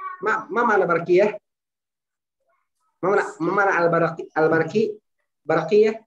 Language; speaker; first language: Arabic; non-native, fluent; Indonesian